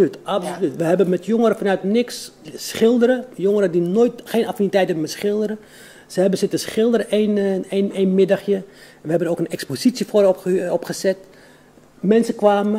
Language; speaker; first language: Dutch; native; Dutch